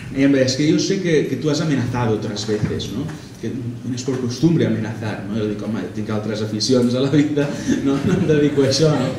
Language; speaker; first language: Spanish; non-native, local second language; Catalan